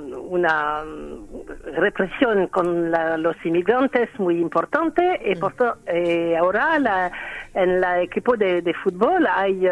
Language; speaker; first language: Spanish; non-native, learner; French